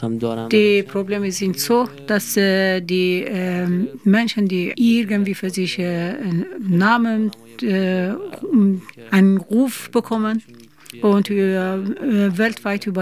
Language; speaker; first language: German; non-native, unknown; Persian